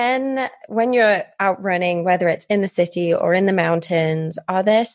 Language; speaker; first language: English; native; English